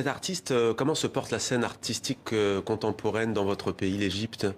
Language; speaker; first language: French; native; French